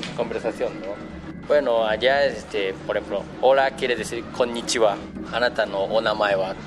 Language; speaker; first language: Spanish; non-native, fluent; Japanese